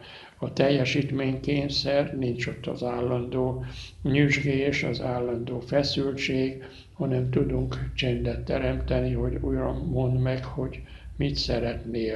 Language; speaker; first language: Hungarian; native; Hungarian